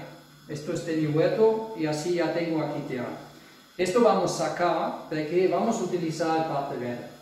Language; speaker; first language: Spanish; non-native, fluent; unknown